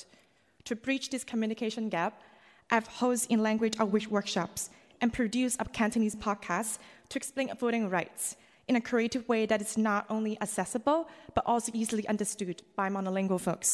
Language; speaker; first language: English; non-native, local second language; Cantonese